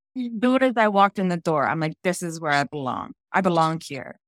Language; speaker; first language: English; native; English